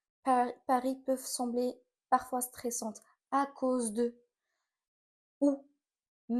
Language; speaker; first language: French; non-native, fluent; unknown